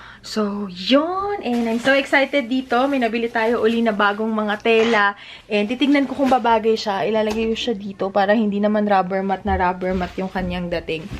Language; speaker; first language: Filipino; native; Filipino